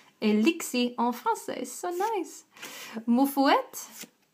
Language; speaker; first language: French; non-native, learner; English